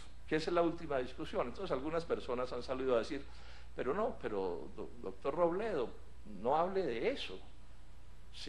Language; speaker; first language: Spanish; native; Spanish